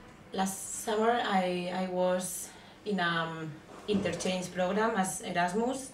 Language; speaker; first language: English; non-native, learner; Spanish